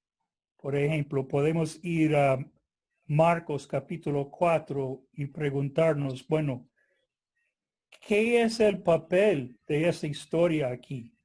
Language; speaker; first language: Spanish; non-native, fluent; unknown